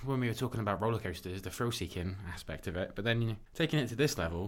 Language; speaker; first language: English; native; English